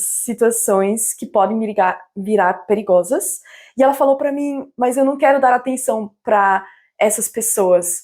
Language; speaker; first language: Portuguese; non-native, fluent; German